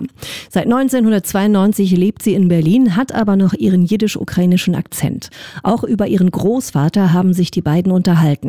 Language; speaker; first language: German; native; German